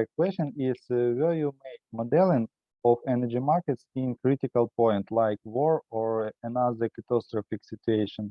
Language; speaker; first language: English; non-native, learner; Ukrainian